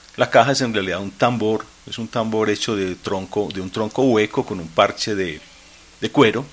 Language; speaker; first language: Spanish; native; Spanish